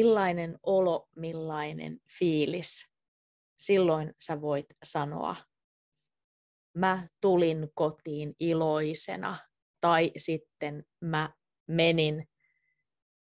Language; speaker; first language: Finnish; native; Finnish